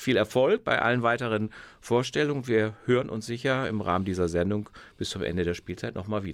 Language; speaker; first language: German; native; German